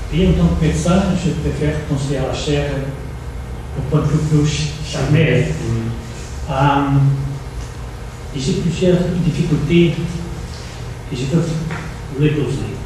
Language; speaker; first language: French; non-native, fluent; Portuguese